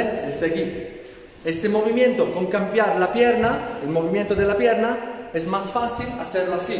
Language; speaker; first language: Spanish; non-native, fluent; Italian